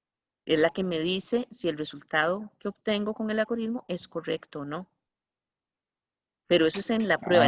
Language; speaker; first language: Spanish; native; Spanish